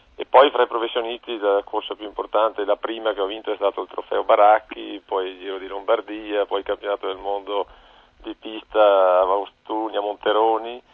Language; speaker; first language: Italian; native; Italian